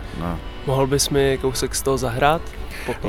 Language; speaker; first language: Czech; native; Czech